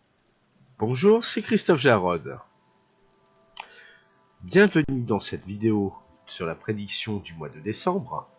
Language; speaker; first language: French; native; French